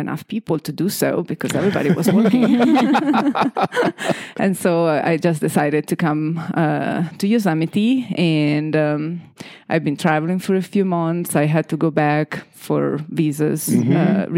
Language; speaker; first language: English; non-native, fluent; Italian